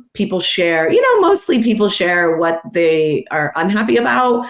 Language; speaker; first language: English; non-native, fluent; Persian